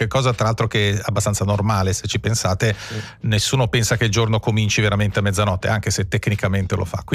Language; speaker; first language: Italian; native; Italian